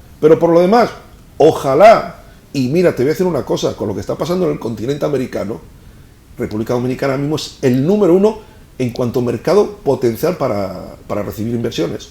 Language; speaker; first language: Spanish; native; Spanish